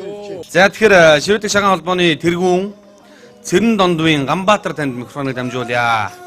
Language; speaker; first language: Mongolian; native; Mongolian